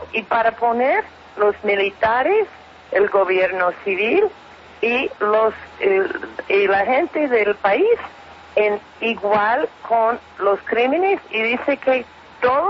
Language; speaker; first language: Spanish; non-native, fluent; English